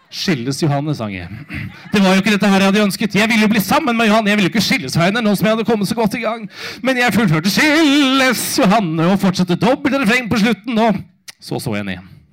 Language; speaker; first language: Norwegian; native; Norwegian